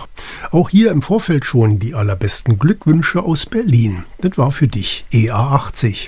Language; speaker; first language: German; native; German